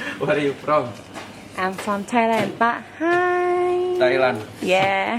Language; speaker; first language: English; non-native, learner; Thai